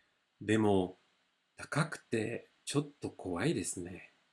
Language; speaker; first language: Japanese; non-native, fluent; French